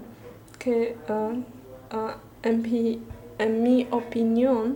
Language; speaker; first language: Spanish; non-native, learner; Chinese